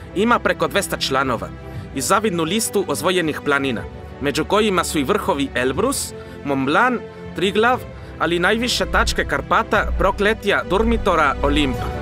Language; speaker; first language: Serbian; non-native, fluent; Spanish